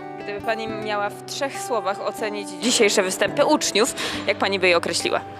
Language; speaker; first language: Polish; native; Polish